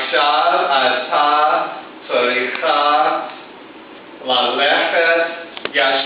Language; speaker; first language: Hebrew; non-native, learner; English